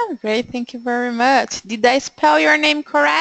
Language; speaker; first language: English; non-native, fluent; Portuguese